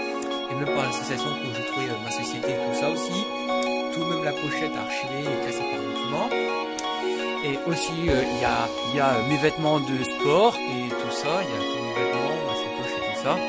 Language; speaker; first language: French; native; French